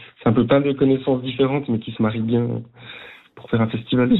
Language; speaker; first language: French; native; French